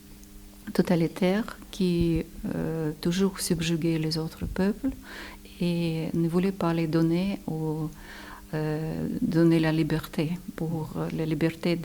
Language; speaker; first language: French; non-native, fluent; Ukrainian